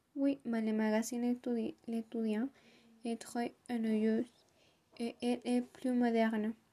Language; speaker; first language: French; non-native, learner; Spanish